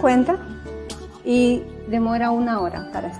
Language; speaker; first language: Portuguese; non-native, learner; Spanish